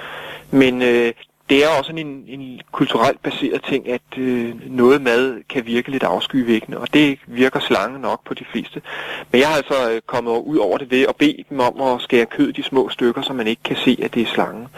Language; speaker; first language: Danish; native; Danish